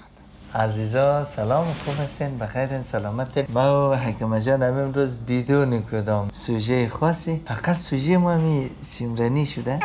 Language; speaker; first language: Persian; native; Persian